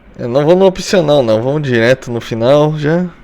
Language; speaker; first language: Portuguese; native; Portuguese